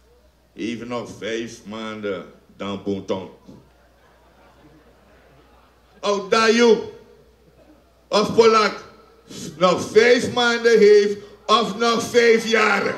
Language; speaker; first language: Dutch; non-native, local second language; Sranan Tongo